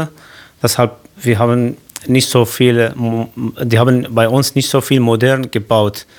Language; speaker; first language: German; non-native, learner; Kurdish